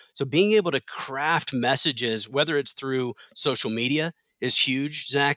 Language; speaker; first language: English; native; English